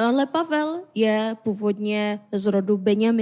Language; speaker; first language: Czech; non-native, fluent; Korean